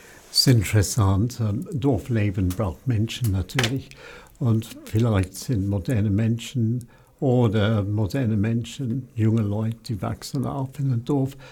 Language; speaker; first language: German; non-native, fluent; English